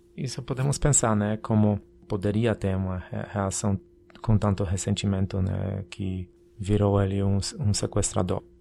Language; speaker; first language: Portuguese; non-native, fluent; Polish